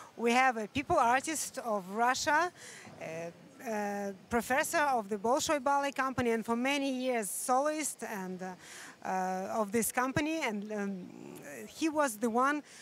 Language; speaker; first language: English; non-native, fluent; Russian